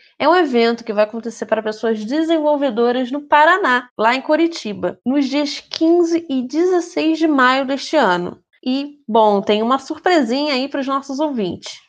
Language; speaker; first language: Portuguese; native; Portuguese